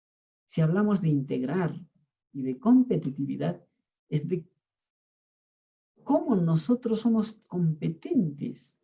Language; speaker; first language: Spanish; native; Spanish